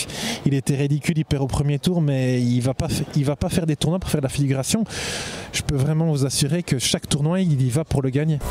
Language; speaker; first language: French; native; French